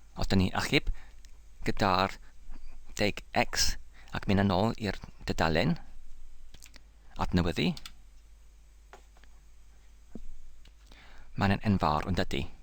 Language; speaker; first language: Welsh; non-native, learner; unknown